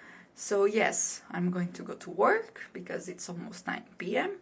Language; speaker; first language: English; non-native, fluent; Portuguese